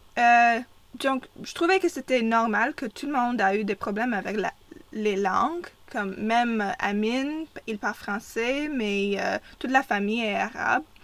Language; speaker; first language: French; non-native, fluent; English